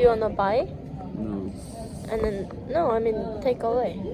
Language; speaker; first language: English; non-native, learner; Korean